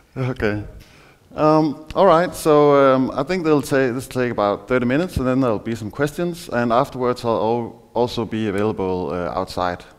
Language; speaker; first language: English; non-native, fluent; Danish